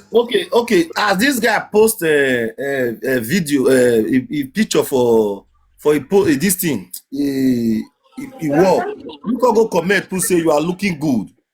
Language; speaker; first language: Nigerian Pidgin; native; Nigerian Pidgin